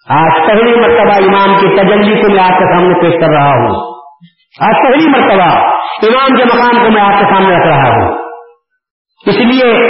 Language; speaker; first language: Urdu; native; Urdu